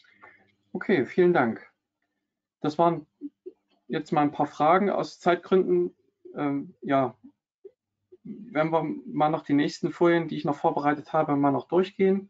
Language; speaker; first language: German; native; German